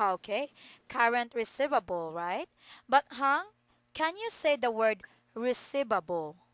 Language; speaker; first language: English; non-native, fluent; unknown